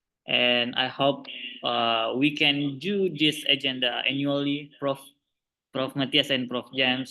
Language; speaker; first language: English; non-native, learner; Indonesian